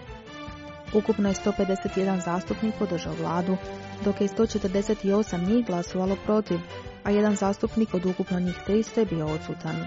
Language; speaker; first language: Croatian; native; Croatian